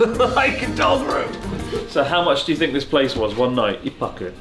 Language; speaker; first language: English; native; English